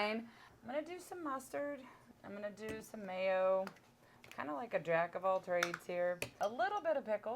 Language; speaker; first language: English; native; English